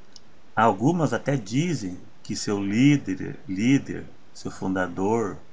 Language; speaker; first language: Portuguese; native; Portuguese